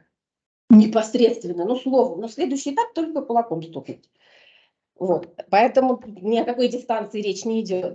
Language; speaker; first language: Russian; native; Russian